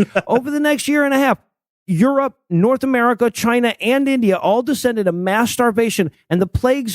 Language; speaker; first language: English; native; English